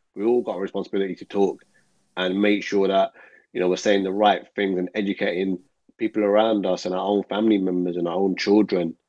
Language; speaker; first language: English; native; English